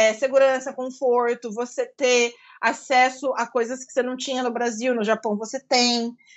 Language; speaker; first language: Portuguese; native; Portuguese